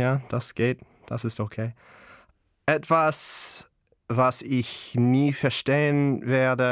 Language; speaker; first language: German; non-native, learner; English